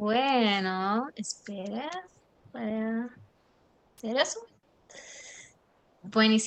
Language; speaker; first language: Spanish; non-native, learner; English